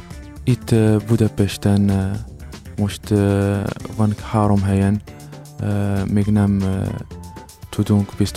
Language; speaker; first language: Hungarian; non-native, learner; Arabic